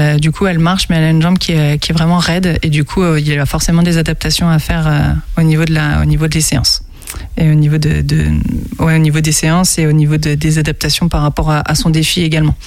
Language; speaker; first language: French; native; French